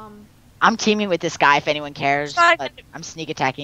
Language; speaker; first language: English; native; English